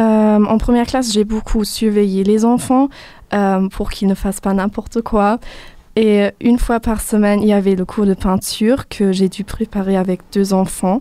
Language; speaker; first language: French; non-native, fluent; German